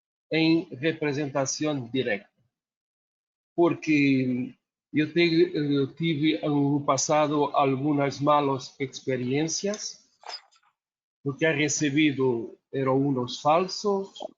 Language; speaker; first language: Spanish; non-native, learner; Portuguese